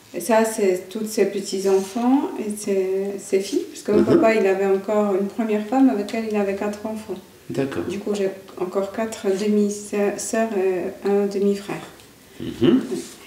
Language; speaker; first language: French; non-native, fluent; Polish